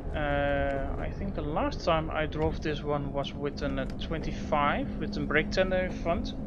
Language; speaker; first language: English; non-native, fluent; Dutch